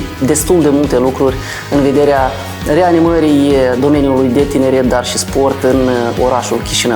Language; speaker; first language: Romanian; native; Romanian